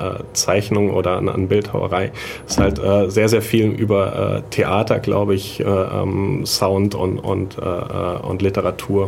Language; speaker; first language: German; native; German